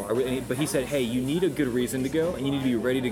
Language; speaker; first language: English; native; English